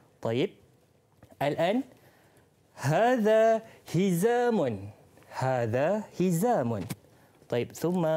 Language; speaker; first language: Arabic; non-native, fluent; Malay